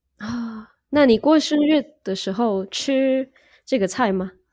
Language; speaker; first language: Chinese; non-native, learner; Indonesian